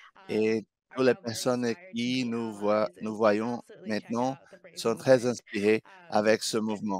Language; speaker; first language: French; non-native, fluent; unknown